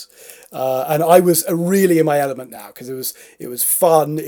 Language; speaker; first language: English; native; English